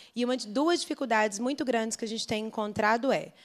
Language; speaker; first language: Portuguese; native; Portuguese